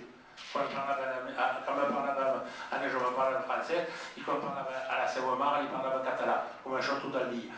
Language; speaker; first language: Catalan; non-native, local second language; French